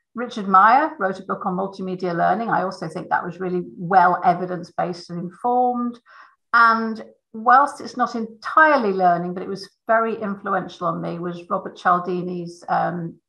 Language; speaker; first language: English; native; English